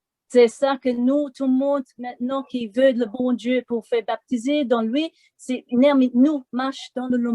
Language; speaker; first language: French; non-native, learner; English